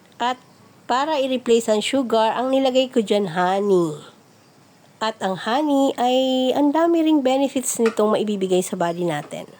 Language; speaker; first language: Filipino; non-native, local second language; Bikol